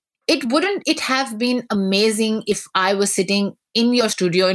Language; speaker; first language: English; non-native, local second language; Pashto